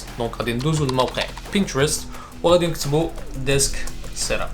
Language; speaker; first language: Arabic; native; Arabic